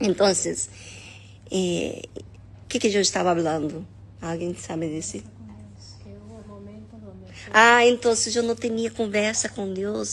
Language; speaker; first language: Portuguese; non-native, learner; Spanish